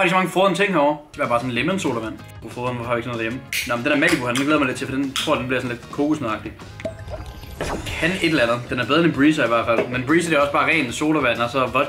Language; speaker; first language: Danish; native; Danish